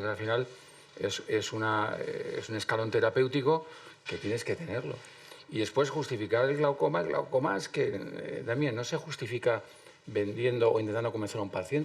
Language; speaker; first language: Spanish; native; Spanish